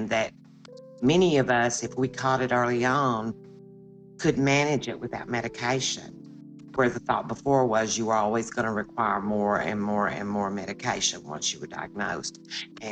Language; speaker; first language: English; native; English